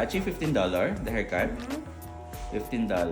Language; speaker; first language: English; non-native, fluent; Filipino